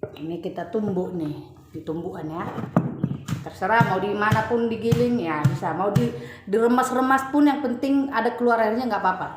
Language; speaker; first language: Indonesian; non-native, local second language; Batak Toba